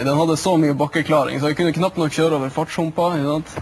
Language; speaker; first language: Norwegian; native; Norwegian